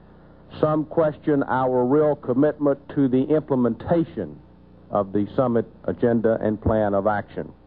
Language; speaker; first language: English; native; English